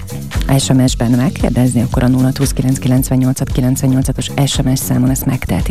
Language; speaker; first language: Hungarian; native; Hungarian